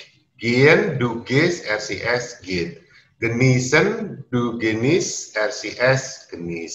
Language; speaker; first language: German; non-native, learner; Indonesian